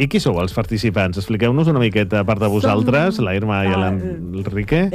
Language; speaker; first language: Catalan; native; Catalan